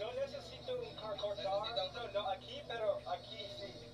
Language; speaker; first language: Spanish; non-native, learner; English